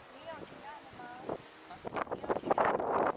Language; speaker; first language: Chinese; non-native, learner; English